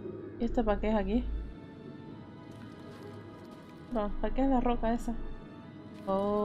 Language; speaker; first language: Spanish; early bilingual, heritage; Spanish